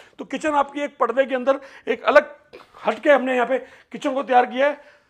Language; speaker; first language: Hindi; native; Hindi